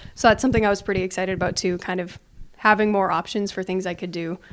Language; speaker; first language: English; native; English